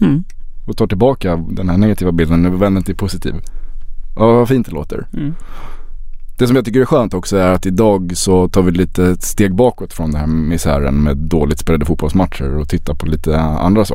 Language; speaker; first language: Swedish; native; Swedish